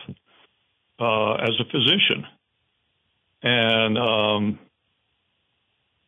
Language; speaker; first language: English; native; English